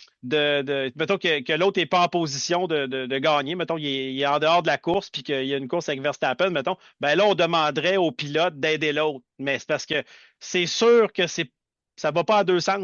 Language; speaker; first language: French; native; French